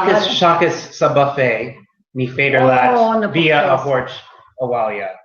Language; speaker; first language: Irish; non-native, learner; English